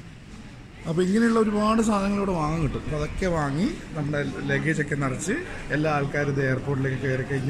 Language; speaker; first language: Malayalam; native; Malayalam